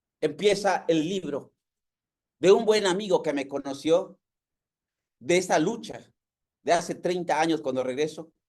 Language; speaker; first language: Spanish; non-native, local second language; Yucateco